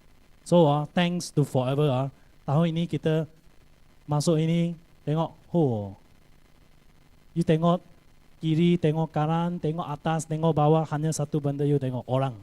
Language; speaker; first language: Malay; non-native, local second language; Chinese